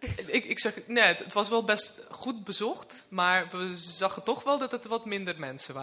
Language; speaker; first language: Dutch; non-native, fluent; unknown